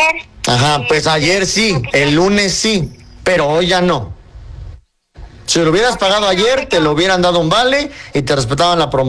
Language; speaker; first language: Spanish; native; Spanish